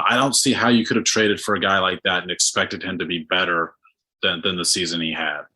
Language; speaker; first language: English; native; English